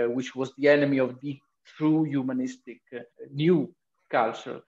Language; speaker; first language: English; non-native, fluent; Italian